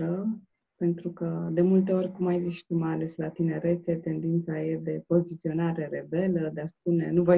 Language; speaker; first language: Romanian; native; Romanian